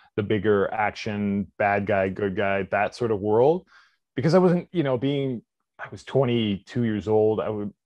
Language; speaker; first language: English; native; English